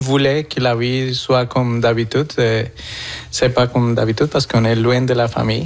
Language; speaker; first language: French; non-native, fluent; Spanish